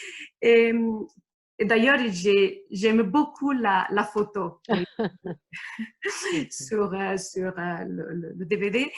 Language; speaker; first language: French; non-native, fluent; Italian